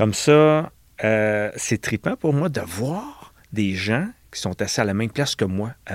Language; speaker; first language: French; native; French